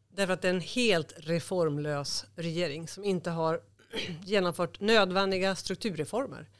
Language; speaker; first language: Swedish; native; Swedish